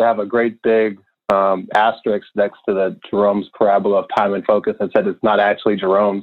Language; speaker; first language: English; native; English